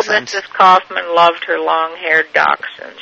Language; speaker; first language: English; native; English